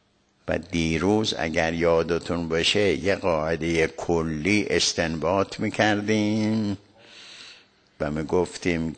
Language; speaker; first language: Persian; native; Persian